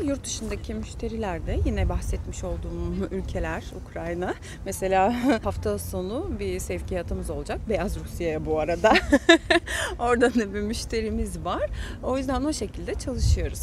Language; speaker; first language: Turkish; non-native, fluent; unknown